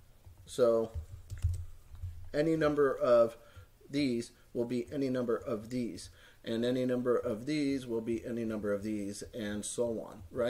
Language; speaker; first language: English; native; English